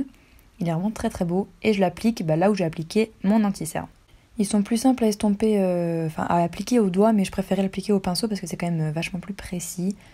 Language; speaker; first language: French; native; French